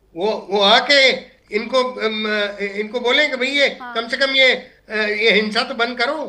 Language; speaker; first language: Hindi; native; Hindi